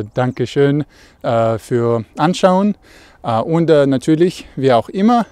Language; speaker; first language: German; non-native, fluent; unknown